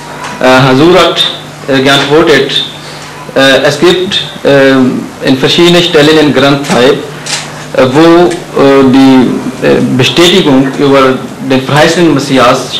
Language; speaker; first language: German; non-native, fluent; Urdu